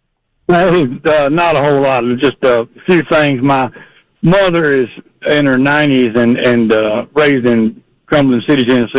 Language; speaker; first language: English; native; English